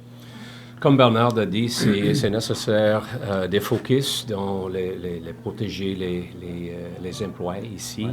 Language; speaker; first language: French; non-native, learner; English